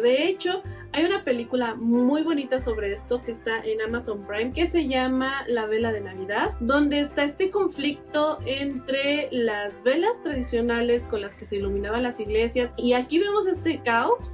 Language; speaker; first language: Spanish; native; Spanish